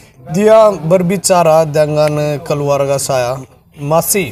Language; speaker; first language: Indonesian; non-native, learner; Hindi